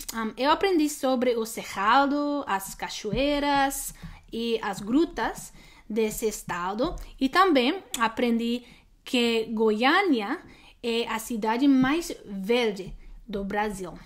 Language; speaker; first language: Portuguese; non-native, learner; English